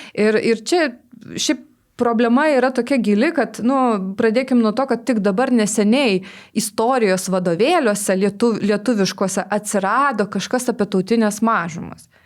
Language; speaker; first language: Lithuanian; non-native, local second language; Polish